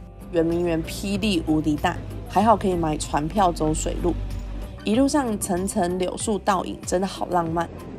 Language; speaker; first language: Chinese; native; Chinese